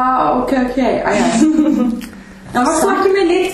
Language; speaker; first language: Icelandic; non-native, learner; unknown